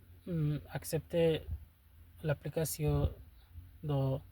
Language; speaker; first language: French; non-native, learner; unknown